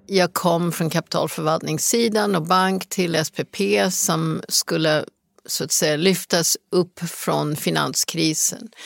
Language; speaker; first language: Swedish; non-native, fluent; English